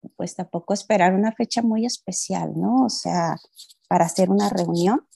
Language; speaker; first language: Spanish; native; Spanish